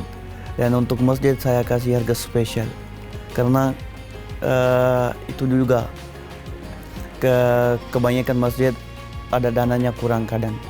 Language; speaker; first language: Indonesian; non-native, learner; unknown